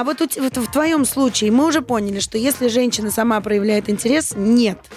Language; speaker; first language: Russian; native; Russian